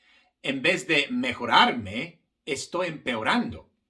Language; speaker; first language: Spanish; non-native, fluent; English